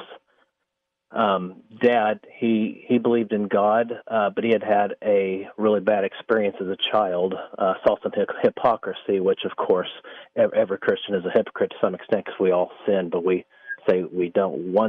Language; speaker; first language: English; native; English